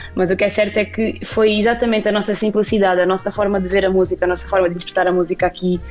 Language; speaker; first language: Portuguese; native; Portuguese